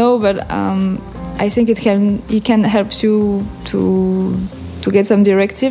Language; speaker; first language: English; non-native, learner; French